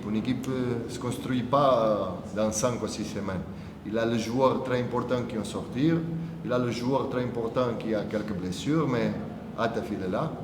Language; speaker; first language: French; non-native, fluent; Portuguese